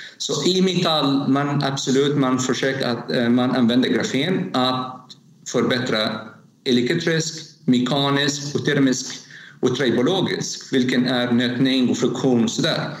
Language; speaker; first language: Swedish; non-native, learner; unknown